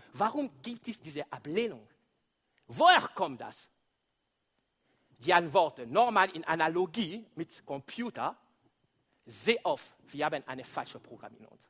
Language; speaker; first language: German; non-native, fluent; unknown